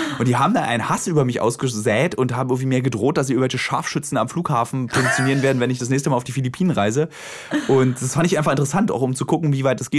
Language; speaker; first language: German; native; German